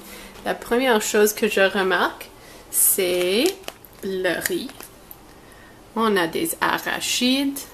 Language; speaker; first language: French; non-native, local second language; English